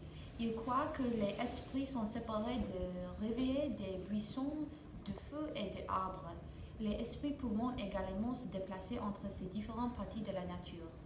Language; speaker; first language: French; non-native, learner; English